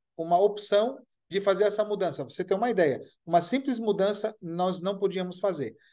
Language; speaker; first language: Portuguese; non-native, fluent; Arabic